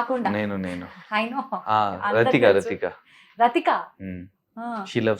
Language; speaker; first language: Telugu; non-native, learner; Hindi